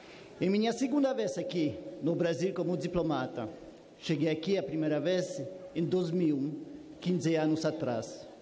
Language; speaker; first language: Portuguese; non-native, fluent; French